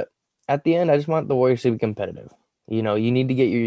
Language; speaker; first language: English; native; English